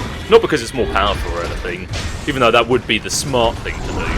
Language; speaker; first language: English; native; English